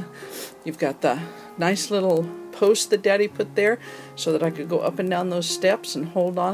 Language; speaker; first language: English; native; English